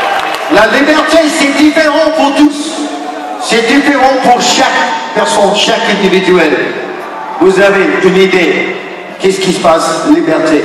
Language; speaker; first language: French; non-native, learner; English